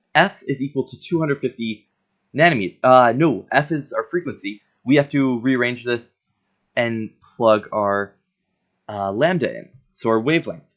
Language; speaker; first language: English; native; English